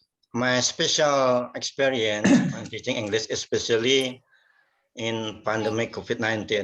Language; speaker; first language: English; non-native, learner; Banjar